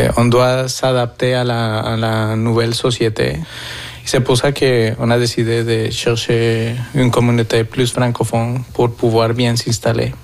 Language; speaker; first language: French; non-native, fluent; Spanish